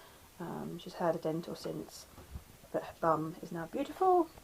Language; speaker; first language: English; native; English